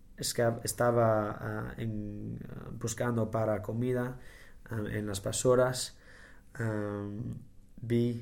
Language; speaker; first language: Spanish; non-native, learner; English